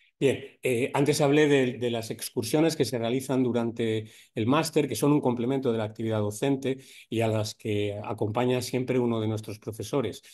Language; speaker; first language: Spanish; native; Spanish